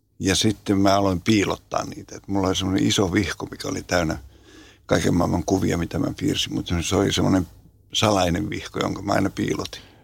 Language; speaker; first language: Finnish; native; Finnish